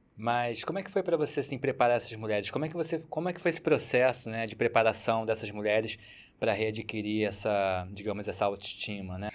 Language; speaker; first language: Portuguese; native; Portuguese